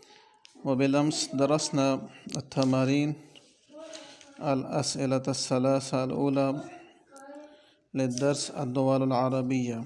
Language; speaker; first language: Arabic; non-native, fluent; Urdu